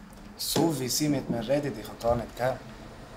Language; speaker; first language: German; non-native, learner; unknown